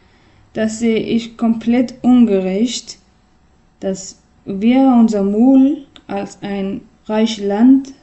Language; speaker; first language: German; non-native, learner; Persian